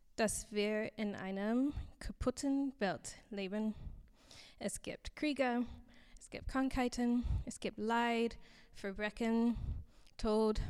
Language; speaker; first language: German; non-native, fluent; English